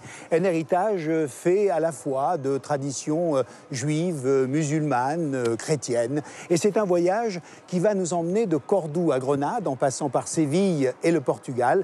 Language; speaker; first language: French; native; French